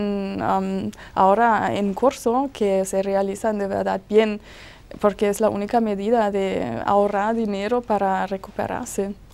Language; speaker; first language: Spanish; non-native, fluent; German